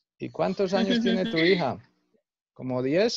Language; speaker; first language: Spanish; native; Spanish